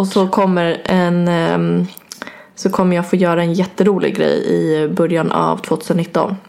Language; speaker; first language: Swedish; native; Swedish